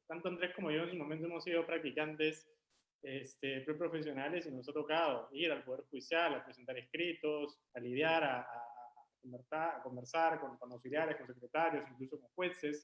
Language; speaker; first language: Spanish; native; Spanish